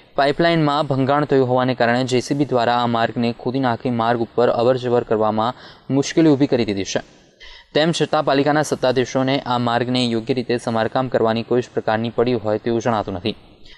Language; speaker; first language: Gujarati; native; Gujarati